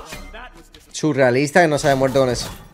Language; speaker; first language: Spanish; native; Spanish